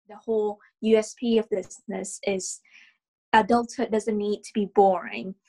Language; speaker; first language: English; non-native, fluent; Vietnamese